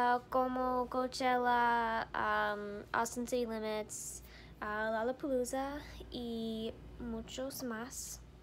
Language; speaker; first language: Spanish; non-native, learner; English